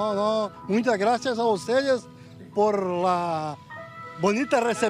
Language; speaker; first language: Spanish; non-native, learner; Portuguese